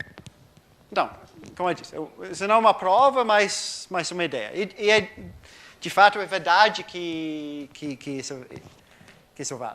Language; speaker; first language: Portuguese; non-native, fluent; English